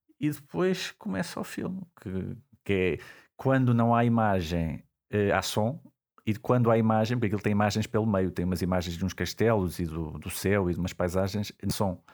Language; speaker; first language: Portuguese; native; Portuguese